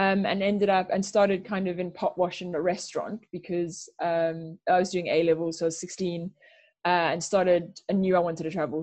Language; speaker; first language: English; native; English